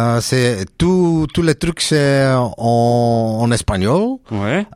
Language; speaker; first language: French; non-native, local second language; Dutch